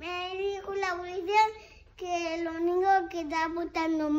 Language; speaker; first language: Spanish; native; Spanish